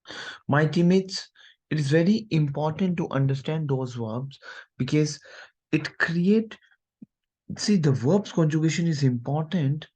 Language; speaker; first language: English; non-native, local second language; Hindi